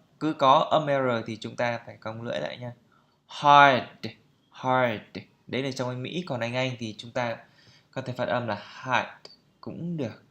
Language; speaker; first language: Vietnamese; native; Vietnamese